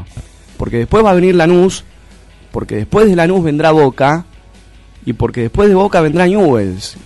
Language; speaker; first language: Spanish; native; Spanish